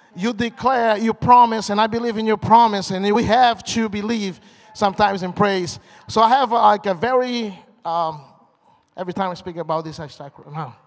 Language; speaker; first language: English; non-native, fluent; Portuguese